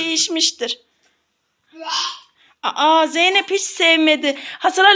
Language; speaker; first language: Turkish; native; Turkish